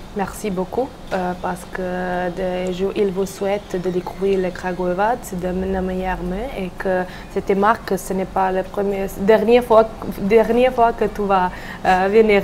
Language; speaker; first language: French; non-native, learner; Serbian